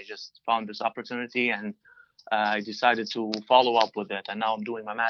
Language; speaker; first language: English; non-native, fluent; Arabic